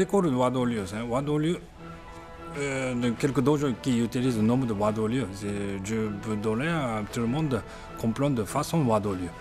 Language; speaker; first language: French; non-native, learner; Japanese